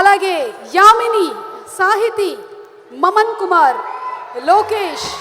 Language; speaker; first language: Telugu; native; Telugu